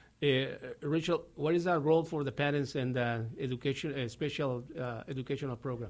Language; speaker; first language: English; non-native, learner; Spanish